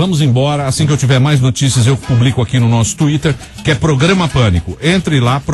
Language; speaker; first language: Portuguese; native; Portuguese